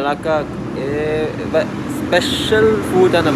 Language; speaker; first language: Malayalam; early bilingual, heritage; Malayalam